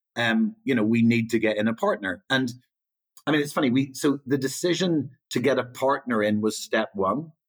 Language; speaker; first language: English; native; English